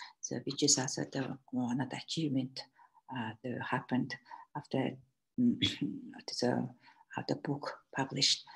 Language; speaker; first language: English; non-native, learner; Mongolian